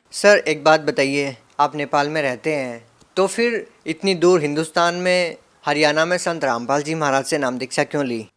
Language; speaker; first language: Hindi; native; Hindi